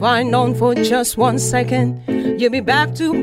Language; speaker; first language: English; non-native, local second language; Filipino